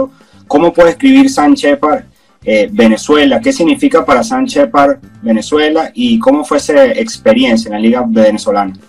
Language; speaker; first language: Spanish; native; Spanish